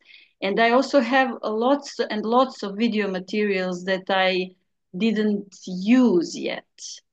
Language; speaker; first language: English; non-native, learner; Serbian